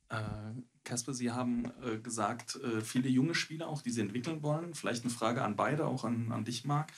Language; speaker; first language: German; native; German